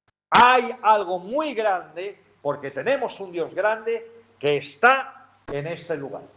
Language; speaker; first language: Spanish; native; Spanish